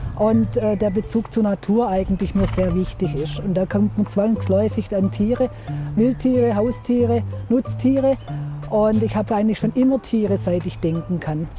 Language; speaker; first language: German; native; German